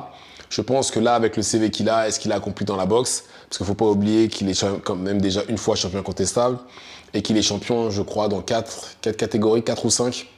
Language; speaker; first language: French; native; French